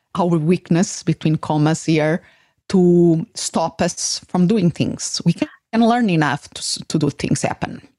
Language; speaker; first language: English; non-native, fluent; Portuguese